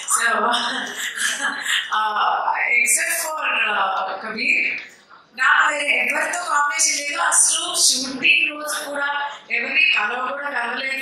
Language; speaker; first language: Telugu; non-native, local second language; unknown